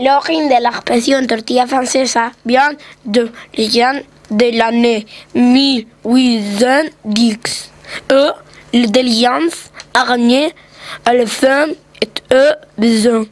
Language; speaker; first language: French; non-native, learner; Spanish